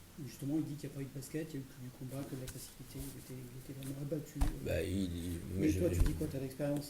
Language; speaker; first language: French; native; French